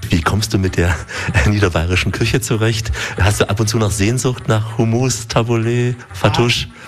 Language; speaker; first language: German; native; German